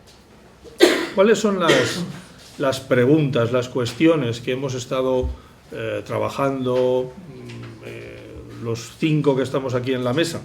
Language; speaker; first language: Spanish; native; Spanish